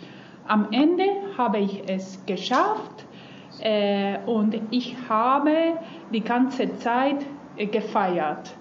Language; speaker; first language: German; non-native, learner; Spanish